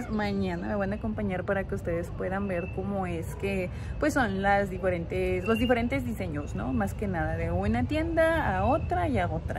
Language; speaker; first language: Spanish; native; Spanish